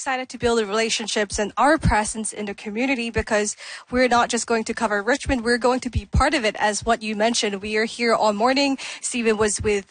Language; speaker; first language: English; non-native, local second language; Cantonese